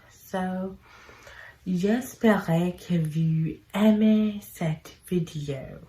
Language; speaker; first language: French; non-native, learner; English